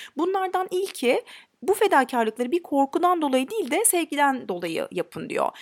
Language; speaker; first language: Turkish; native; Turkish